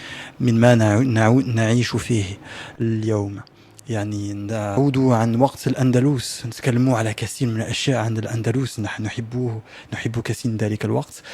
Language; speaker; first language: Arabic; non-native, learner; French